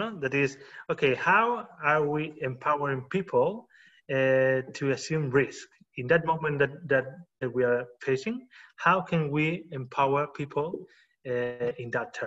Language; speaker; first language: English; non-native, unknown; Spanish